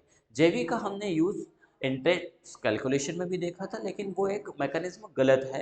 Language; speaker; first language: Hindi; native; Hindi